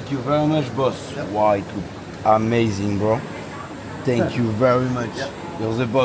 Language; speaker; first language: English; non-native, learner; French